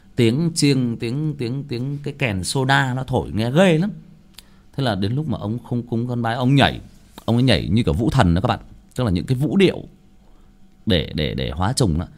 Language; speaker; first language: Vietnamese; native; Vietnamese